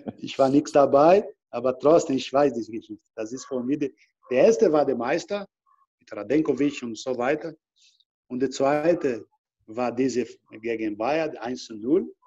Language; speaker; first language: German; non-native, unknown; Portuguese